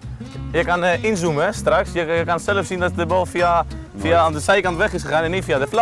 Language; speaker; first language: Dutch; non-native, fluent; Greek